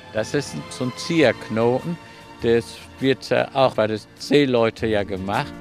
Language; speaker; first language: German; non-native, fluent; Spanish